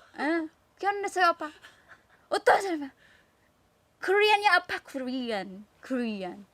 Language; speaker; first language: Korean; non-native, learner; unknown